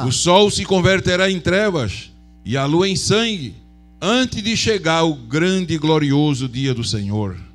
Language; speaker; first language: Portuguese; native; Portuguese